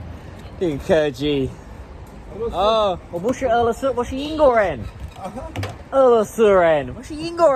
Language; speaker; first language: Chinese; non-native, learner; English